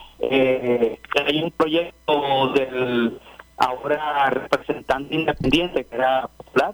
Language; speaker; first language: Spanish; native; Spanish